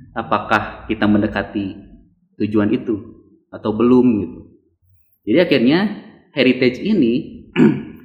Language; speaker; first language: Indonesian; native; Indonesian